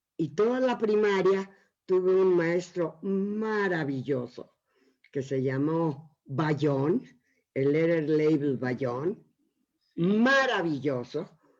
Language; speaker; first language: Spanish; early bilingual, other home language; Yiddish